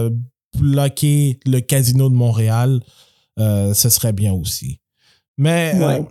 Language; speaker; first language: French; native; French